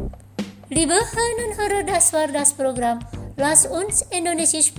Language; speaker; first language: German; non-native, fluent; Indonesian